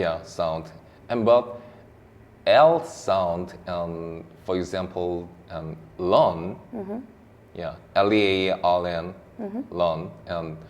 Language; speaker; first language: English; non-native, learner; Korean